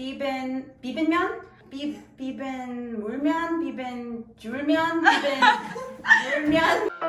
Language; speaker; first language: Korean; non-native, learner; Japanese